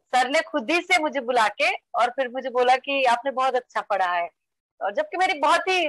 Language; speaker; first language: Hindi; native; Hindi